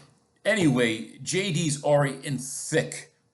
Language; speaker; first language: English; native; English